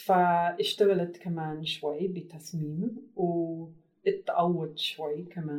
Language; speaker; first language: Arabic; non-native, learner; English